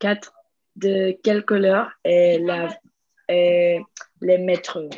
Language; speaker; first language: French; non-native, learner; Spanish